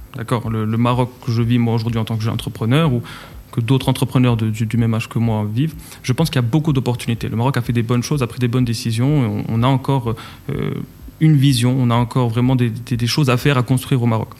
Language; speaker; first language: French; non-native, local second language; Arabic